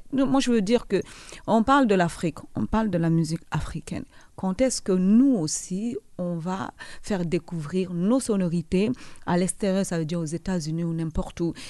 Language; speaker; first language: French; non-native, local second language; Fula